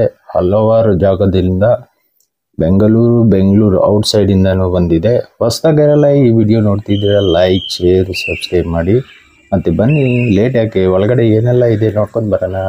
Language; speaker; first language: Kannada; native; Kannada